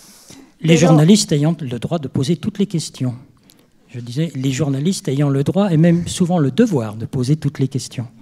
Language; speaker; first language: French; native; French